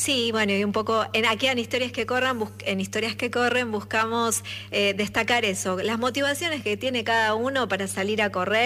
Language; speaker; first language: Spanish; native; Spanish